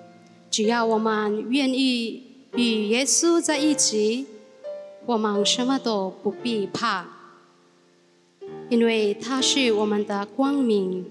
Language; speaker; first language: Chinese; native; Chinese